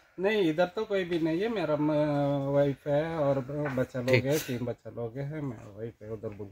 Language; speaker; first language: Hindi; non-native, local second language; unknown